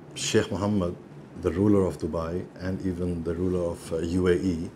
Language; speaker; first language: English; non-native, fluent; German